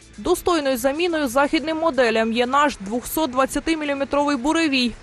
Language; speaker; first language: Ukrainian; native; Ukrainian